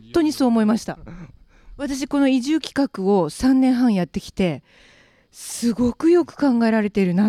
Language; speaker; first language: Japanese; native; Japanese